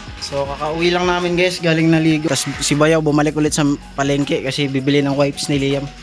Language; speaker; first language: Filipino; non-native, local second language; Cebuano